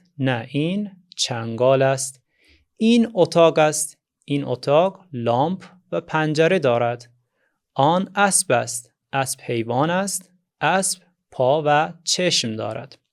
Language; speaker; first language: Persian; non-native, fluent; Azerbaijani